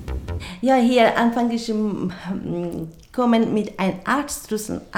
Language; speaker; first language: German; non-native, learner; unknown